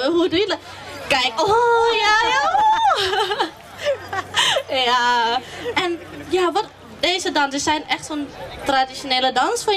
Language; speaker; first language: Dutch; non-native, fluent; Thai